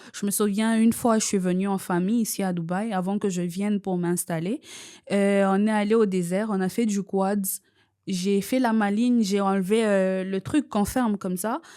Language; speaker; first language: French; non-native, local second language; Swahili